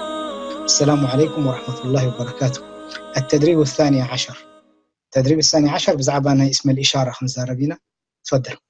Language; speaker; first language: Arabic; non-native, fluent; Tigrinya